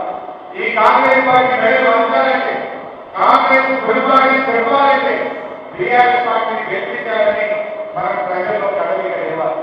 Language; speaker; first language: Telugu; native; Telugu